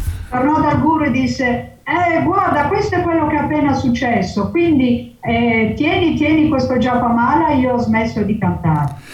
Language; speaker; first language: Italian; native; Italian